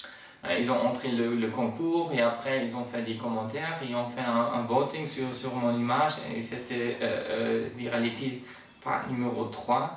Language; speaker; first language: French; non-native, fluent; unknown